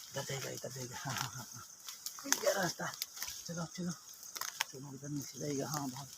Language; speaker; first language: Hindi; non-native, local second language; Bodo